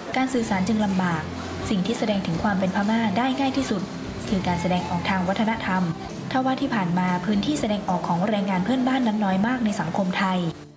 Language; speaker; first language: Thai; native; Thai